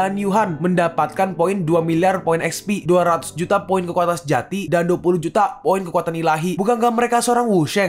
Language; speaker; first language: Indonesian; native; Indonesian